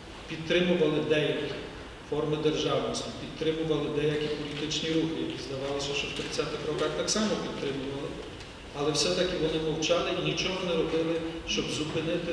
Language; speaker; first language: Ukrainian; native; Ukrainian